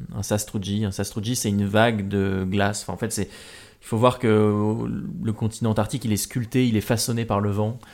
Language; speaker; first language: French; native; French